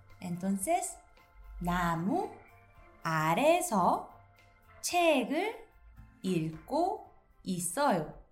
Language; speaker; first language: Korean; non-native, learner; Spanish